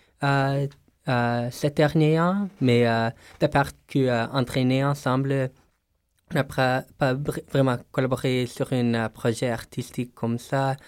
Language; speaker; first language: French; non-native, local second language; English